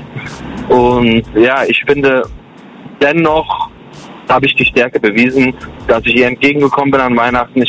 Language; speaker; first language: German; early bilingual, other home language; Kurdish